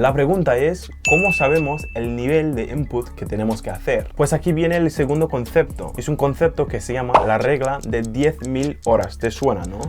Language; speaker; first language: Spanish; non-native, fluent; English